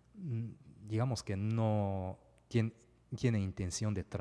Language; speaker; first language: Spanish; non-native, fluent; Japanese